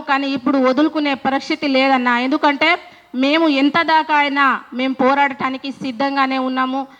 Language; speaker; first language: Telugu; non-native, local second language; Lambadi